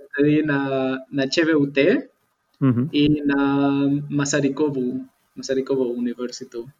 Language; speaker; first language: Czech; non-native, fluent; Spanish